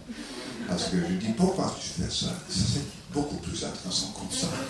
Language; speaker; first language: French; non-native, learner; English